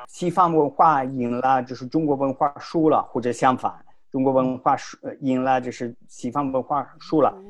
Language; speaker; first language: Chinese; non-native, fluent; Italian